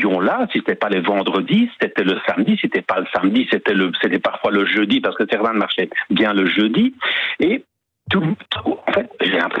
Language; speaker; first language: French; native; French